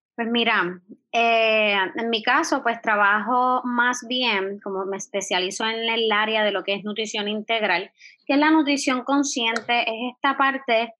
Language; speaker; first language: Spanish; native; Spanish